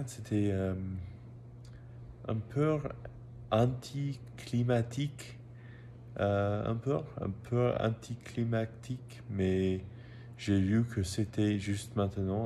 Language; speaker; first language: French; non-native, learner; English